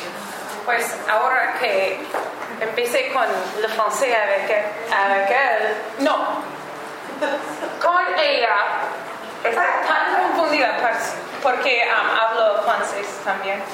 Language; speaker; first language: Spanish; non-native, learner; English